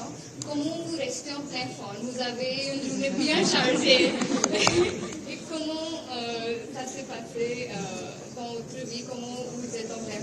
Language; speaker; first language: French; non-native, fluent; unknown